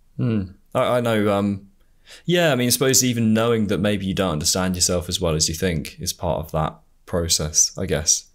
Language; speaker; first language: English; native; English